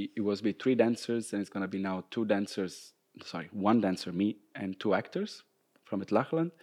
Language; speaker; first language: English; non-native, fluent; Italian